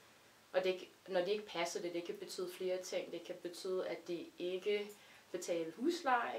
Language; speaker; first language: Danish; non-native, fluent; English